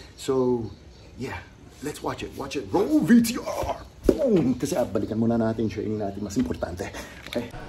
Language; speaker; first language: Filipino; early bilingual, heritage; Filipino